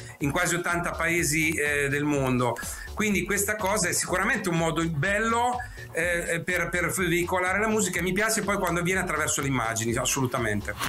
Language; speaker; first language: Italian; native; Italian